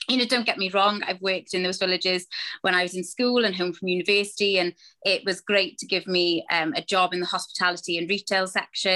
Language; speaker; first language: English; native; English